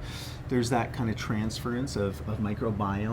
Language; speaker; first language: English; native; English